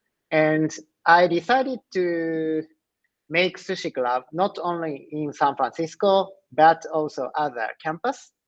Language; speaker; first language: English; non-native, learner; Japanese